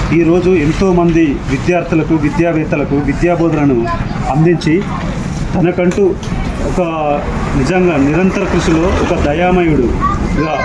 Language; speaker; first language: Telugu; native; Telugu